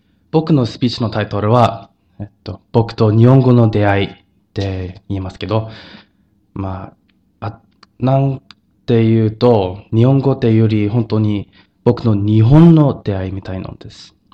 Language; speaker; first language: Japanese; non-native, fluent; Korean